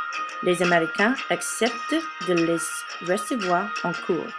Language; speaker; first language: French; non-native, learner; English